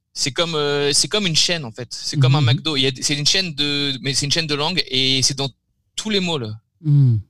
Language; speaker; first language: French; native; French